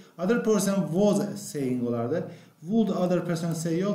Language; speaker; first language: English; non-native, fluent; Azerbaijani